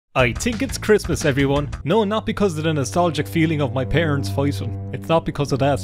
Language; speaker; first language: English; native; English